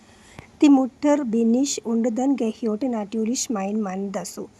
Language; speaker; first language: German; non-native, fluent; Malayalam